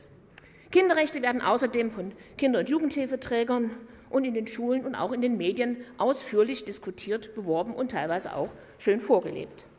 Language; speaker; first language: German; native; German